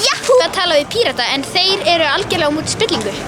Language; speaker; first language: Icelandic; native; Icelandic